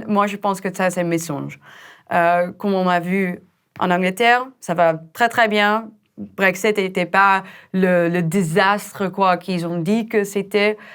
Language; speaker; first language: French; non-native, fluent; Dutch